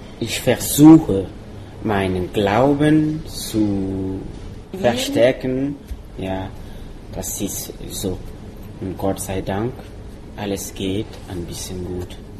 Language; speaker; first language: German; non-native, learner; Mossi